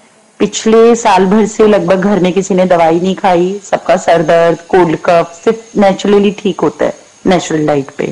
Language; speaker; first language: Hindi; native; Hindi